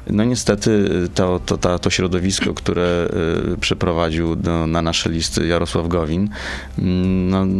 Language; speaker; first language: Polish; native; Polish